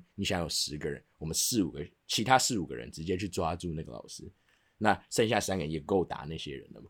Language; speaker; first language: Chinese; non-native, local second language; English